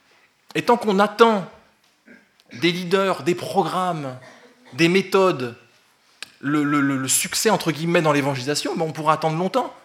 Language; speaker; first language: French; native; French